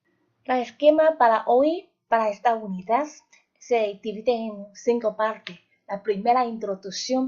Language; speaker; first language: Spanish; non-native, fluent; Chinese